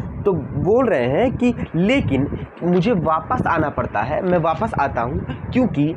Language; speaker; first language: Hindi; native; Hindi